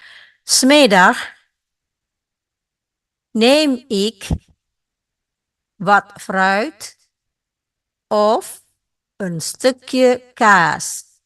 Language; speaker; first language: Dutch; non-native, fluent; Indonesian